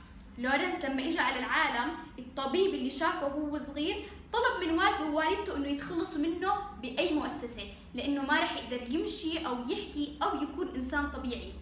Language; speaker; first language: Arabic; native; Arabic